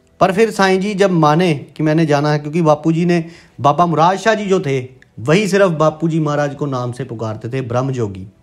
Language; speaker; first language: Hindi; non-native, local second language; Punjabi